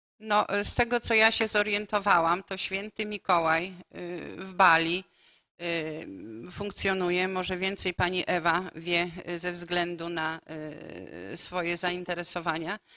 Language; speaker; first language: Polish; native; Polish